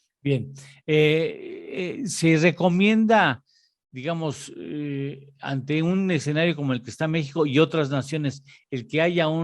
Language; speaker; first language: Spanish; native; Spanish